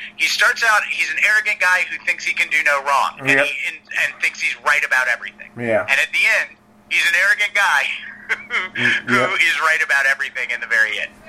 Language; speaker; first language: English; native; English